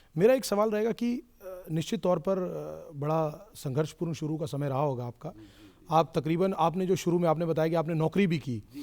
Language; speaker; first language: Hindi; native; Hindi